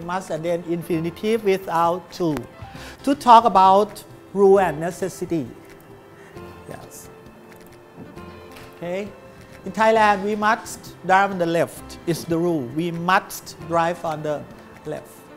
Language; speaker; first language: English; non-native, fluent; Thai